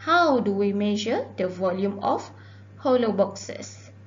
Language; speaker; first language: English; non-native, local second language; Malay